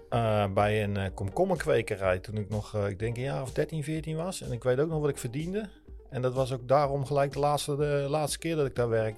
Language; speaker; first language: Dutch; native; Dutch